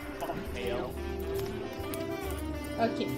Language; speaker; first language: English; non-native, learner; French